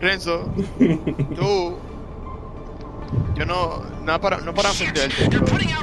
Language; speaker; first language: Spanish; native; Spanish